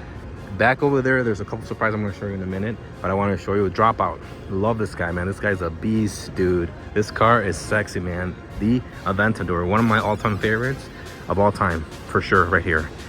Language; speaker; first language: English; native; English